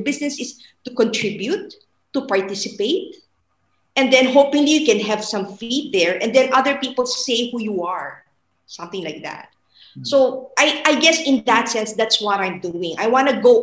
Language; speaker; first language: English; non-native, local second language; Filipino